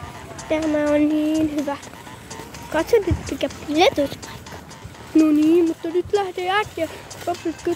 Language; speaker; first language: Finnish; early bilingual, heritage; Finnish